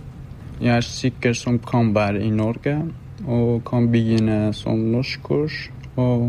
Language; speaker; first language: Norwegian; non-native, learner; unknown